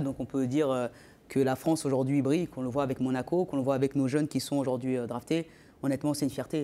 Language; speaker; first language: French; native; French